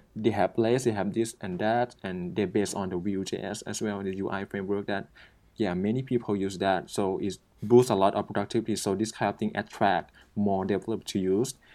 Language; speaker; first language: English; non-native, learner; Thai